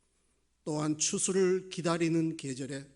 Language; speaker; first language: Korean; native; Korean